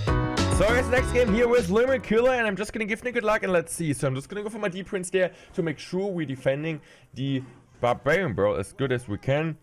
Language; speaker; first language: English; non-native, fluent; German